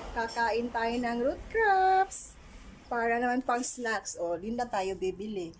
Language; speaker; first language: Filipino; non-native, local second language; Cebuano